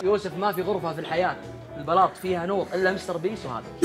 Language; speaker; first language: Arabic; native; Arabic